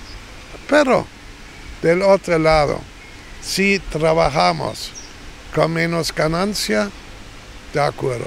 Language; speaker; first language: Spanish; non-native, fluent; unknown